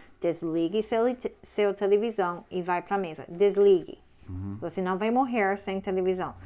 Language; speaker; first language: Portuguese; non-native, learner; English